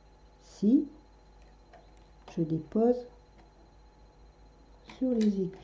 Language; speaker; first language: French; native; French